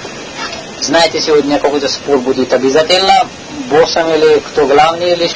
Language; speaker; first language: Russian; non-native, learner; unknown